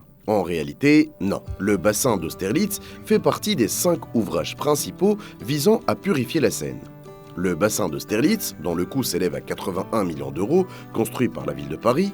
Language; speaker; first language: French; native; French